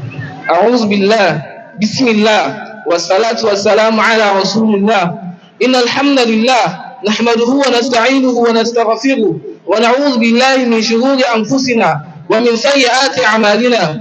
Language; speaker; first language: Arabic; non-native, learner; Hausa